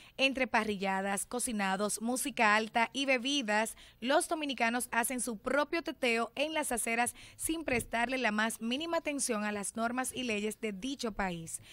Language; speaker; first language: Spanish; native; Spanish